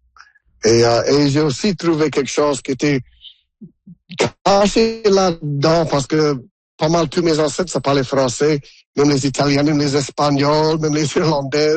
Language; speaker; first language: French; non-native, local second language; English